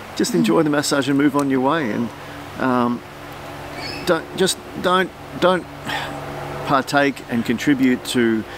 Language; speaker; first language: English; native; English